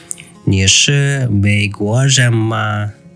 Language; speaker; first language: Chinese; non-native, learner; English